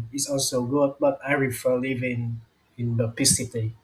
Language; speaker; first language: English; non-native, learner; Vietnamese